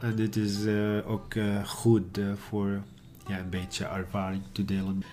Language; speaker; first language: Dutch; non-native, learner; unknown